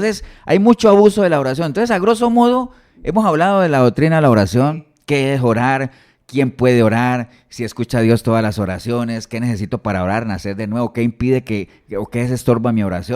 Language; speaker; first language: Spanish; native; Spanish